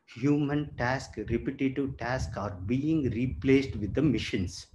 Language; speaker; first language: English; non-native, local second language; Telugu